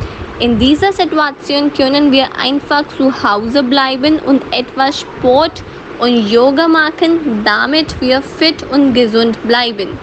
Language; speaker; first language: German; non-native, fluent; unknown